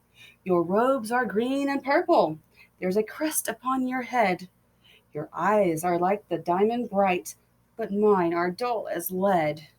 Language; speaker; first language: English; native; English